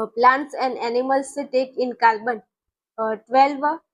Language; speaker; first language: English; non-native, local second language; Gujarati